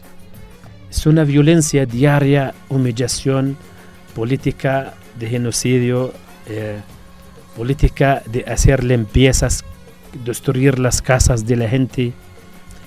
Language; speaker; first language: Spanish; non-native, fluent; Arabic